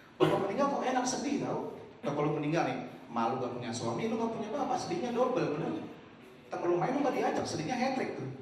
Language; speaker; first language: Indonesian; native; Indonesian